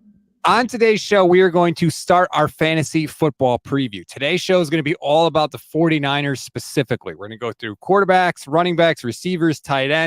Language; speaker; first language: English; native; English